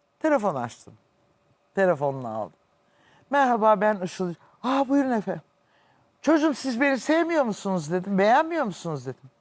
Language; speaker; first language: Turkish; native; Turkish